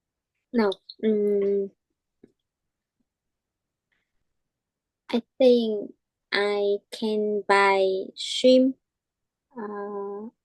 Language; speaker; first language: English; non-native, learner; Vietnamese